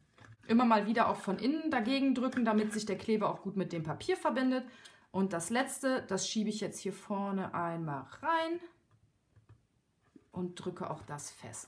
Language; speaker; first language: German; native; German